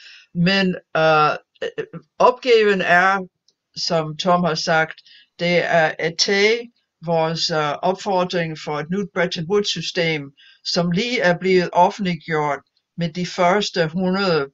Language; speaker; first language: Danish; non-native, fluent; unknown